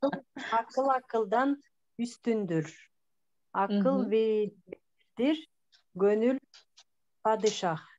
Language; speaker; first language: Turkish; non-native, learner; Kyrgyz